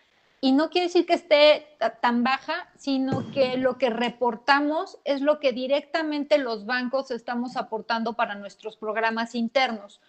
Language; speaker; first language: Spanish; native; Spanish